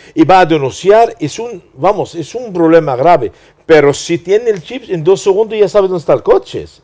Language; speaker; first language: Spanish; non-native, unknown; Arabic